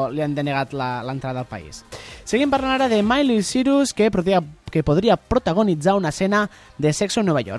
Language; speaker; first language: Catalan; native; Catalan